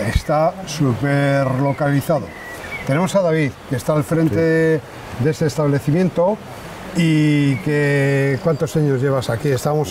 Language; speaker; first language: Spanish; native; Spanish